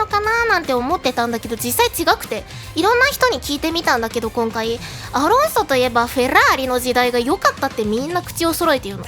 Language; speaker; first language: Japanese; native; Japanese